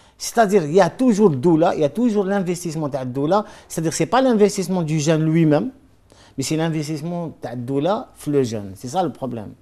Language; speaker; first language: French; non-native, local second language; Arabic